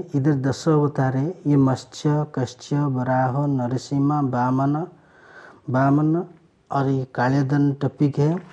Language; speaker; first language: Hindi; non-native, local second language; Odia